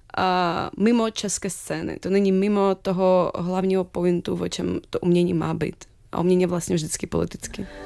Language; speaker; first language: Czech; non-native, fluent; Ukrainian